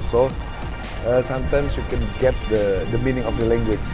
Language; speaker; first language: English; non-native, learner; Indonesian